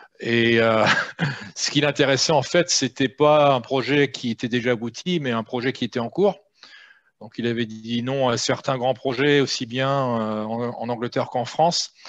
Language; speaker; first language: French; native; French